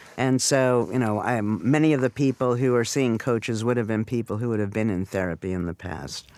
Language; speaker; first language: English; native; English